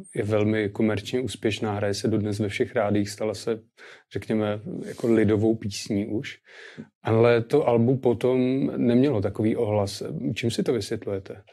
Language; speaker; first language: Czech; native; Czech